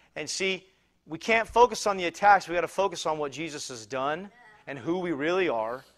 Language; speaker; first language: English; native; English